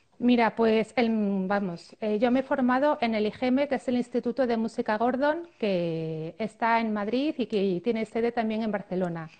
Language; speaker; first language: Spanish; native; Spanish